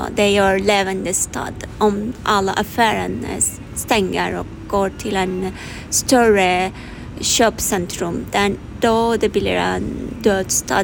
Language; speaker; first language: Swedish; non-native, learner; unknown